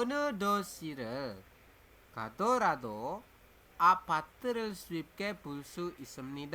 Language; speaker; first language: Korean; non-native, learner; Indonesian